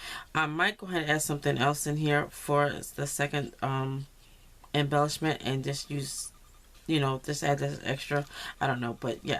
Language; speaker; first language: English; native; English